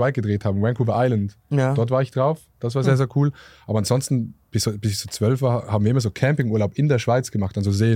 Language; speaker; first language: German; native; German